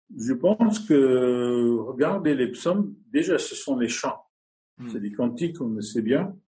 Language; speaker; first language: French; non-native, fluent; English